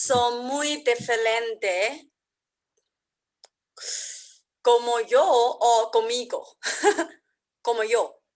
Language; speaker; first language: Spanish; non-native, learner; English